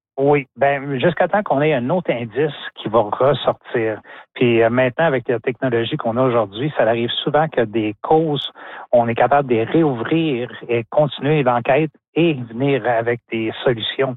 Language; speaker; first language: French; native; French